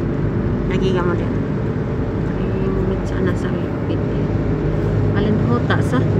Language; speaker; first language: Arabic; non-native, learner; Filipino